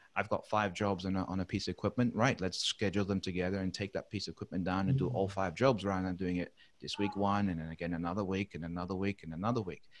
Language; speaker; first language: English; non-native, fluent; Dutch